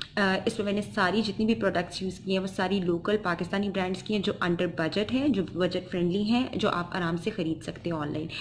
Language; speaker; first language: Urdu; native; Urdu